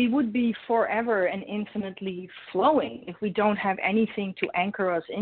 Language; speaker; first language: English; non-native, fluent; Dutch